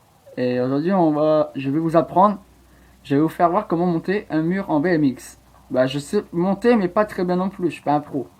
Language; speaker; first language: French; native; French